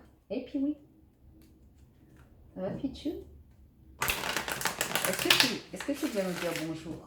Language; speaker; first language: French; native; French